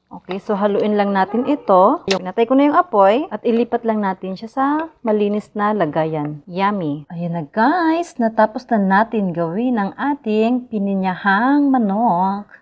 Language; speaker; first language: Filipino; non-native, local second language; Cebuano